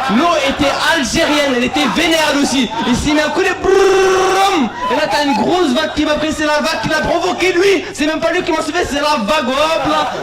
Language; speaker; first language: French; early bilingual, other home language; Arabic